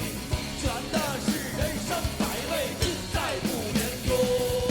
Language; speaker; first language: Chinese; native; Chinese